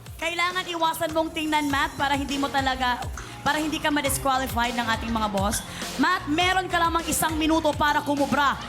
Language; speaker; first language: Filipino; non-native, local second language; Cebuano